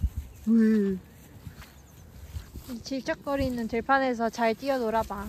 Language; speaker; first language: Korean; native; Korean